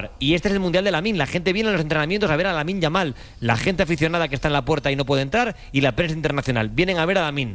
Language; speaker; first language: Spanish; native; Spanish